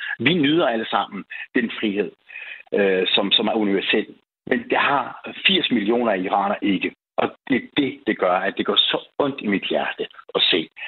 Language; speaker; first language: Danish; early bilingual, other home language; Persian